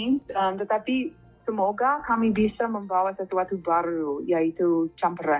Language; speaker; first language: Indonesian; non-native, fluent; English